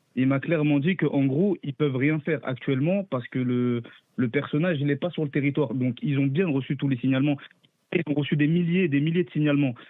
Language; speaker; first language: French; early bilingual, other home language; Arabic